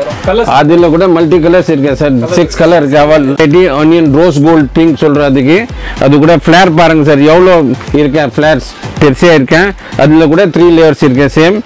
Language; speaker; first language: Tamil; non-native, local second language; Hindi